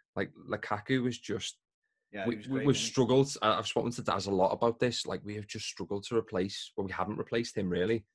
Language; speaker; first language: English; native; English